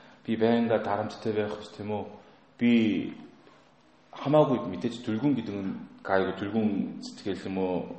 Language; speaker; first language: Mongolian; non-native, fluent; Korean